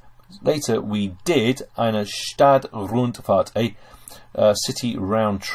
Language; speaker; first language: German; non-native, fluent; English